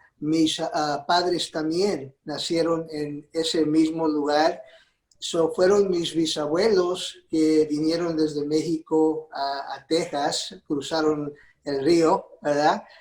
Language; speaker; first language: Spanish; early bilingual, heritage; Spanish